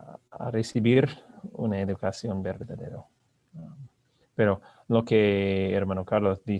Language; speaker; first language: Spanish; non-native, learner; English